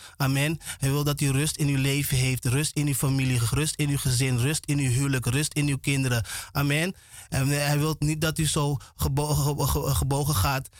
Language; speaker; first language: Dutch; native; Dutch